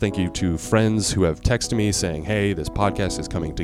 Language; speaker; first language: English; native; English